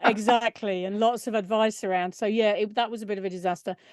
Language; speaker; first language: English; native; English